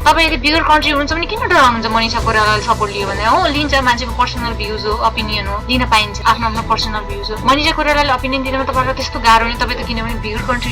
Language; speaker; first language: Nepali; native; Nepali